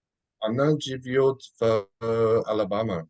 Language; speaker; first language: Russian; non-native, learner; English